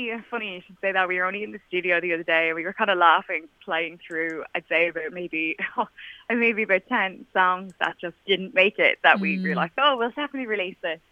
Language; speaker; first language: English; native; English